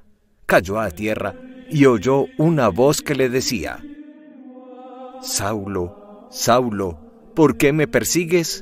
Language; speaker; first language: Spanish; native; Spanish